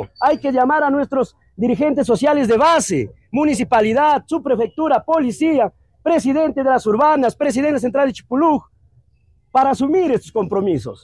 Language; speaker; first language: Spanish; native; Spanish